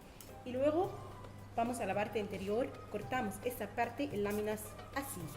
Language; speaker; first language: Spanish; non-native, fluent; Arabic